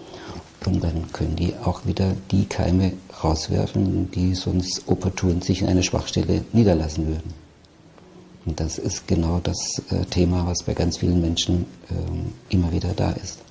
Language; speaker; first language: German; native; German